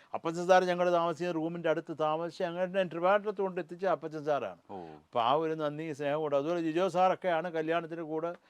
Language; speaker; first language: Malayalam; native; Malayalam